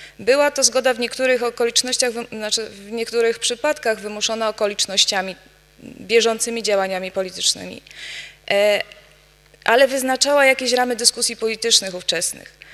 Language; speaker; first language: Polish; native; Polish